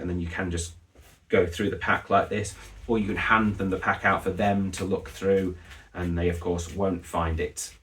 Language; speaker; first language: English; native; English